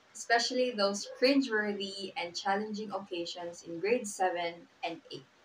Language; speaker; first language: English; non-native, local second language; Cebuano